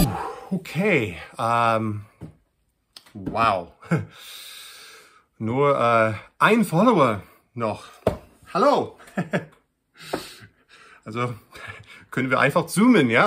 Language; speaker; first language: German; non-native, learner; English